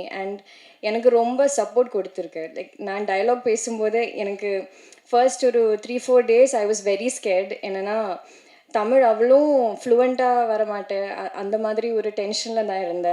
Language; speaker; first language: Tamil; non-native, learner; Malayalam